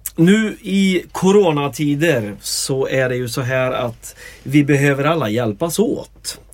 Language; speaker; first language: Swedish; native; Swedish